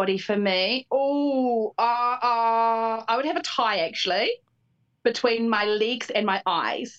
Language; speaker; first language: English; native; English